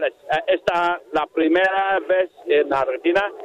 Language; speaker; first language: Spanish; non-native, learner; English